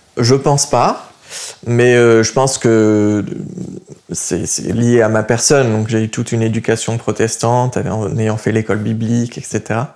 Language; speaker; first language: French; early bilingual, other home language; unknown